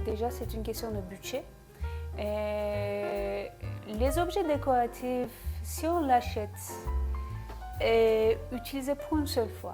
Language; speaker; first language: French; non-native, fluent; Turkish